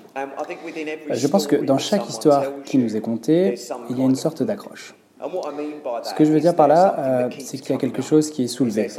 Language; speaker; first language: French; non-native, fluent; English